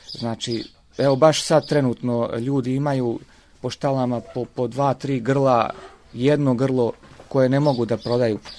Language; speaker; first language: Serbian; native; Serbian